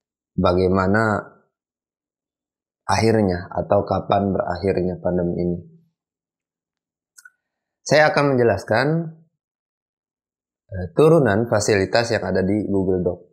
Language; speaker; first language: Indonesian; native; Indonesian